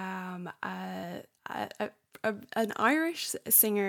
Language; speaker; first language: English; native; English